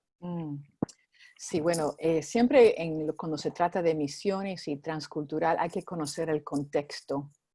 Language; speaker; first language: Spanish; native; Spanish